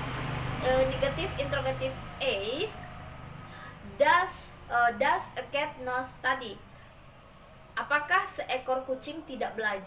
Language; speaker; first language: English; non-native, learner; Indonesian